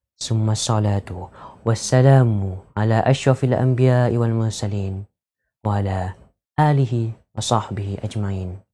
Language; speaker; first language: Arabic; non-native, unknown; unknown